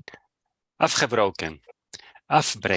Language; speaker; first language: Dutch; non-native, learner; Spanish